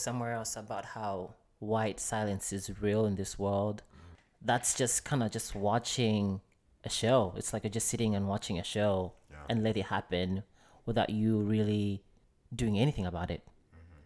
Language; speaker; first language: English; non-native, local second language; Nyanja